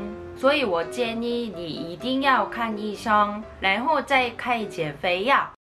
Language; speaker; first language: Chinese; non-native, fluent; Korean